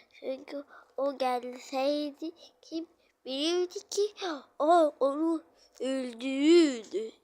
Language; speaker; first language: Turkish; early bilingual, other home language; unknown